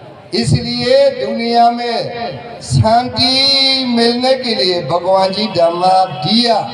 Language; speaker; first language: Hindi; non-native, learner; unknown